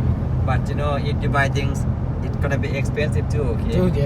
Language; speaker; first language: English; non-native, learner; Thai